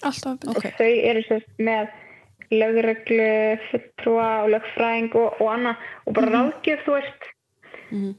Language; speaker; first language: Icelandic; native; Icelandic